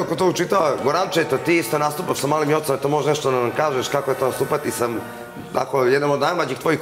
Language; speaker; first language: Serbian; native; Serbian